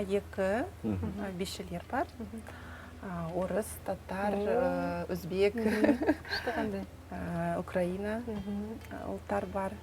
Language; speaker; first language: Kazakh; non-native, local second language; Russian